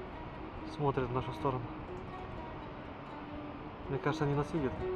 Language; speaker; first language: Russian; native; Russian